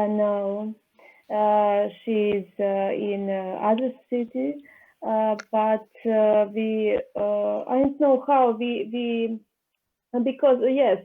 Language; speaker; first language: English; non-native, learner; Serbian